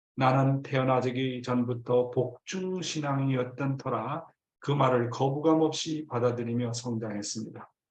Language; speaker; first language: Korean; native; Korean